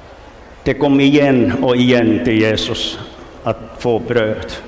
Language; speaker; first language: Swedish; non-native, local second language; Finnish